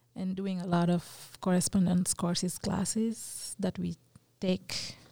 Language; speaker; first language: English; non-native, fluent; French